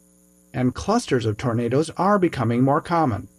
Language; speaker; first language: English; native; English